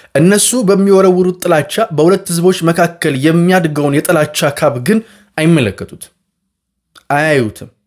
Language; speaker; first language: Amharic; native; Amharic